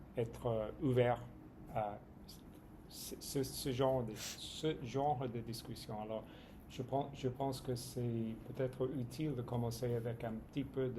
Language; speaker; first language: French; non-native, fluent; English